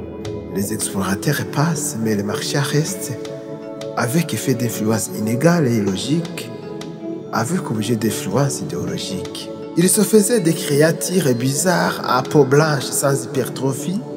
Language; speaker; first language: French; non-native, local second language; Rundi